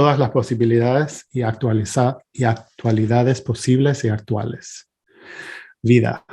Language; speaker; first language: Spanish; non-native, fluent; English